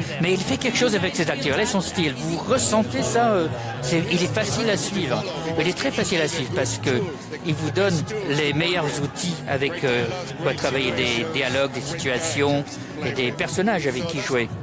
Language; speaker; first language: French; native; French